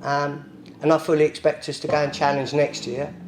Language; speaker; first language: English; native; English